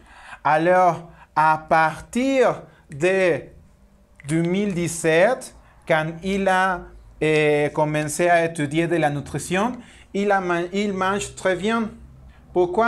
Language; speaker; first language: French; non-native, learner; Spanish